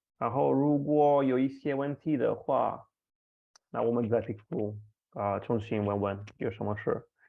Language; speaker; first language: Chinese; non-native, fluent; Italian